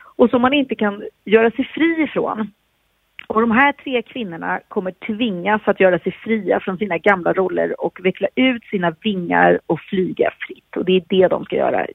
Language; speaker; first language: Swedish; native; Swedish